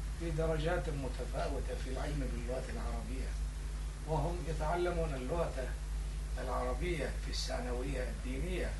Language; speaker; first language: Arabic; non-native, fluent; Turkish